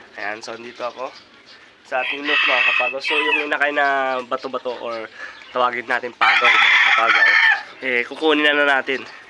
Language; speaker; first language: Filipino; non-native, local second language; Iloko